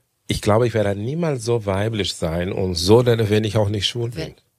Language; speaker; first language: German; non-native, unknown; Portuguese